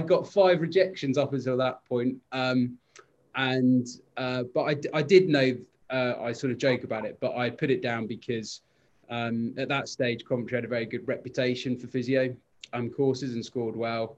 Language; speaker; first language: English; native; English